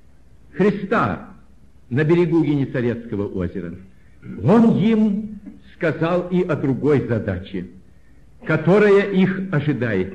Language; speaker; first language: Russian; native; Russian